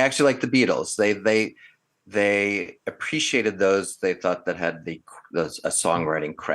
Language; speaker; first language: English; native; English